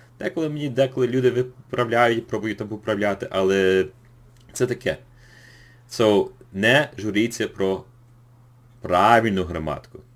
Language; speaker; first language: Ukrainian; early bilingual, heritage; English